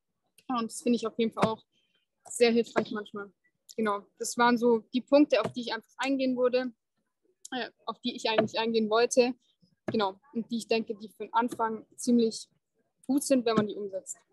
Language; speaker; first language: German; native; German